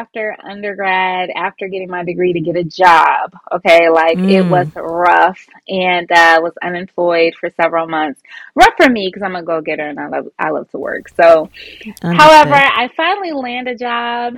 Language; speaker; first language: English; native; English